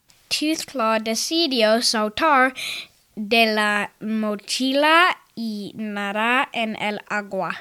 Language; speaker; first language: Spanish; non-native, learner; English